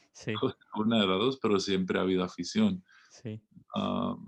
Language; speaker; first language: Spanish; early bilingual, heritage; Spanish